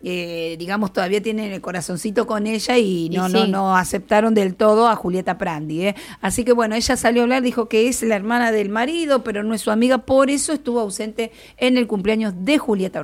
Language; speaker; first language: Spanish; native; Spanish